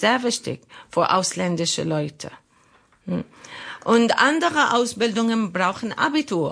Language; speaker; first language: German; non-native, learner; Arabic